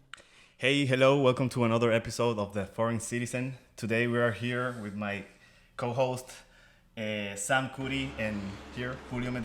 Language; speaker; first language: English; non-native, fluent; Spanish